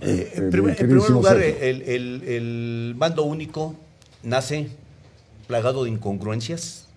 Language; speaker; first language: Spanish; native; Spanish